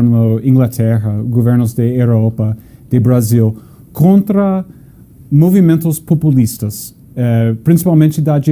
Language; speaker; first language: Portuguese; non-native, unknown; English